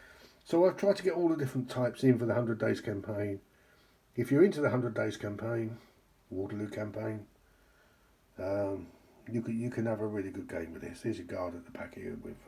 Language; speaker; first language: English; native; English